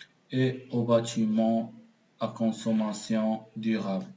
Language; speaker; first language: French; non-native, local second language; Arabic